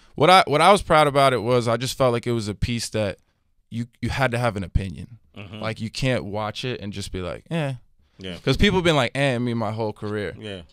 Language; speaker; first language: English; native; English